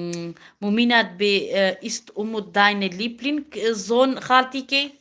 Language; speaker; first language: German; non-native, learner; Kurdish